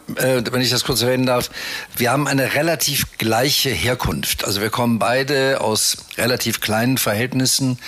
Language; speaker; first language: German; native; German